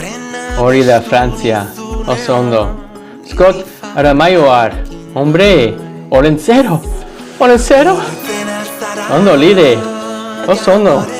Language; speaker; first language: Basque; non-native, learner; English